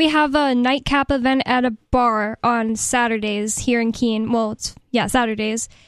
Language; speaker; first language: English; native; English